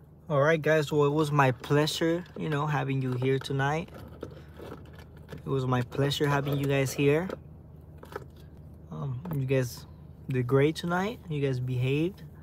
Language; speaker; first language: English; native; English